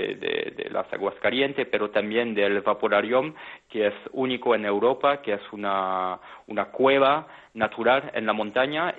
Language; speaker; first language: Spanish; non-native, fluent; French